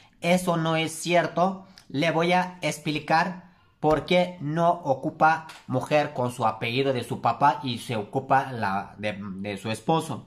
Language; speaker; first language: Spanish; non-native, learner; Turkish